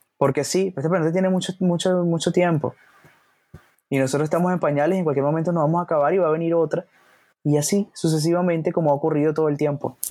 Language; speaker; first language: Spanish; native; Spanish